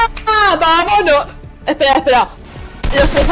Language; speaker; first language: Spanish; native; Spanish